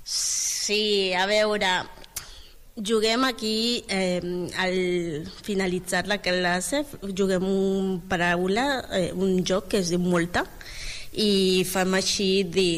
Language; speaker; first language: Catalan; non-native, learner; Spanish